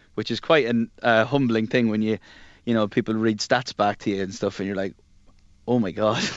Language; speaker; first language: English; native; English